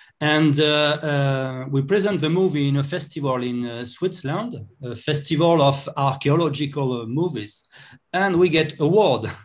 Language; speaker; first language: English; non-native, learner; French